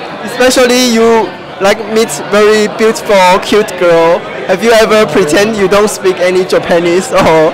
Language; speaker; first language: English; non-native, fluent; Chinese